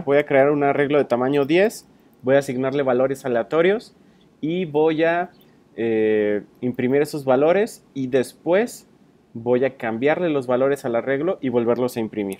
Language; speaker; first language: Spanish; native; Spanish